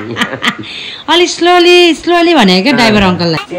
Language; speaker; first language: Nepali; native; Nepali